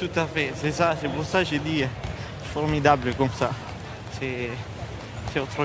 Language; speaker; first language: French; non-native, fluent; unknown